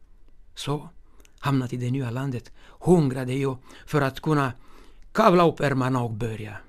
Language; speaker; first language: Swedish; non-native, fluent; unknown